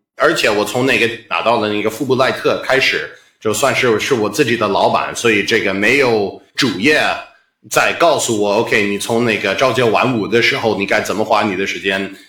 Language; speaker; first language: Chinese; non-native, fluent; English